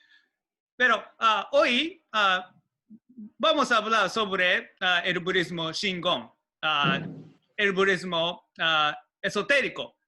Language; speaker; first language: Spanish; non-native, learner; Japanese